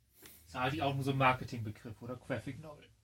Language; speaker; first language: German; native; German